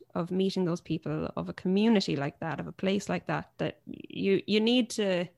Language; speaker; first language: English; native; English